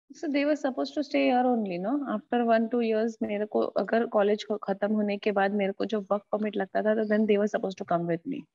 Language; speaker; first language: Hindi; non-native, local second language; Marathi